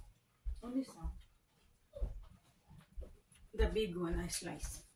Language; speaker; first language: English; non-native, local second language; Filipino